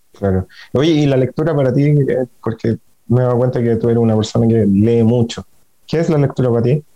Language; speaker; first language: Spanish; native; Spanish